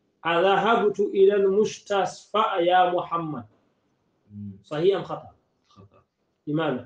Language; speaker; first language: Arabic; non-native, fluent; Wolof